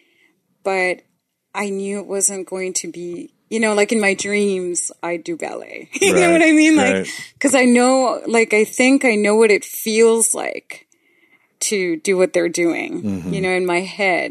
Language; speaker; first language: English; non-native, fluent; Spanish